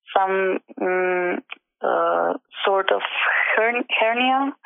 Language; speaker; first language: English; non-native, learner; Slovenian